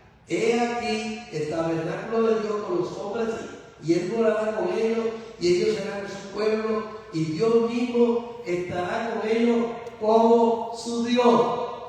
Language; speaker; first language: Spanish; native; Spanish